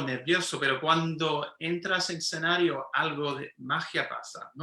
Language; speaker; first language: Spanish; non-native, fluent; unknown